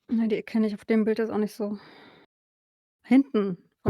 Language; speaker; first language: German; native; German